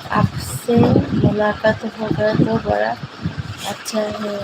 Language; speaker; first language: Hindi; non-native, learner; Bangla